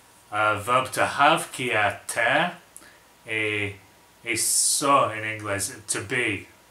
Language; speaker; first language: Portuguese; non-native, learner; English